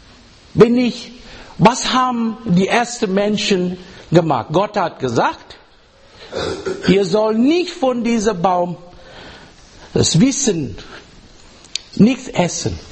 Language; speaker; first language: German; non-native, learner; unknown